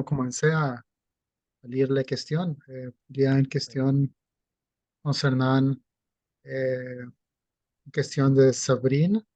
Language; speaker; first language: French; non-native, fluent; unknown